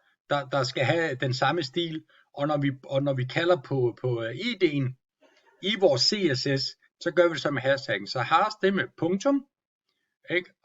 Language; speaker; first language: Danish; native; Danish